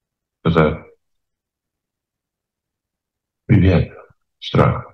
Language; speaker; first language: Russian; non-native, fluent; English